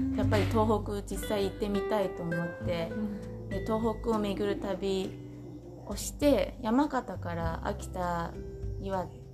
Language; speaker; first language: Japanese; non-native, fluent; Chinese